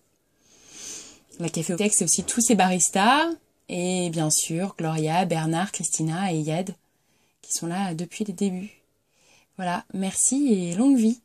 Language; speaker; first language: French; native; French